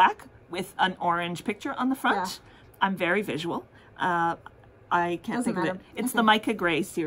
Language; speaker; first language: English; native; English